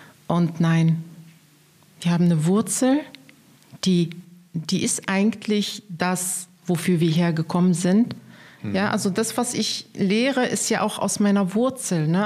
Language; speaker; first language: German; non-native, fluent; Arabic